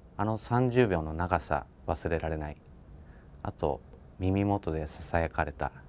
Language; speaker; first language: Japanese; native; Japanese